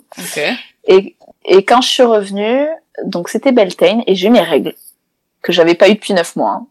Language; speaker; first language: French; native; French